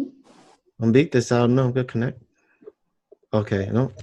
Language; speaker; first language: Vietnamese; non-native, learner; English